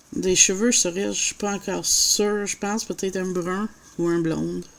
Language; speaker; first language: French; native; French